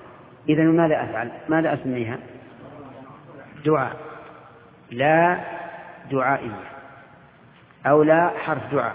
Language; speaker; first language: Arabic; native; Arabic